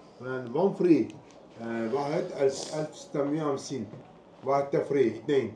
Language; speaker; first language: Arabic; non-native, learner; Turkish